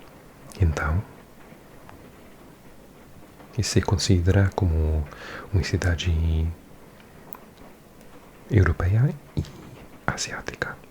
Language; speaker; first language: Portuguese; non-native, learner; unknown